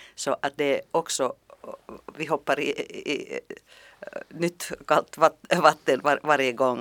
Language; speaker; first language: Swedish; non-native, fluent; Finnish